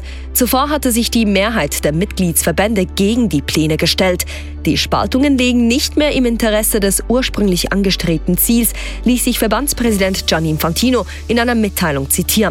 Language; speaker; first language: German; native; German